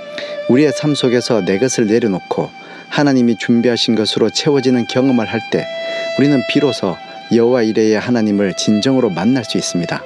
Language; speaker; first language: Korean; native; Korean